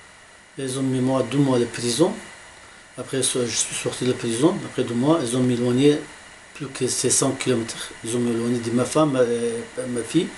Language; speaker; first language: French; non-native, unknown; Arabic